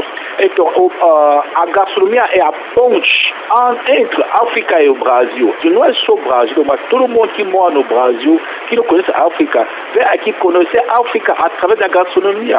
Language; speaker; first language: Portuguese; non-native, fluent; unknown